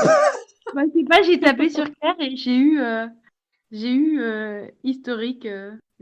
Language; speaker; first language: French; native; French